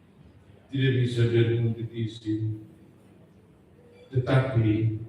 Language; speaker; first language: Indonesian; non-native, fluent; German